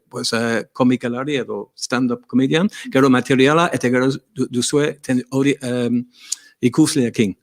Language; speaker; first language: Basque; non-native, learner; English